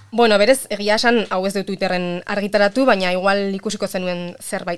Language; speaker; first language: Basque; native; Basque